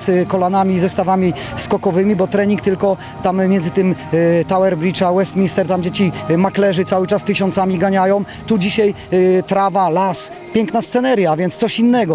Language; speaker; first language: Polish; native; Polish